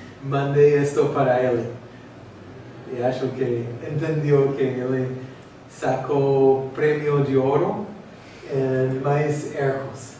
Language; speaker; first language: Portuguese; non-native, fluent; English